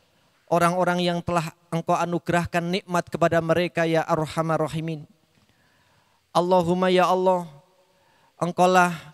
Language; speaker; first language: Indonesian; native; Indonesian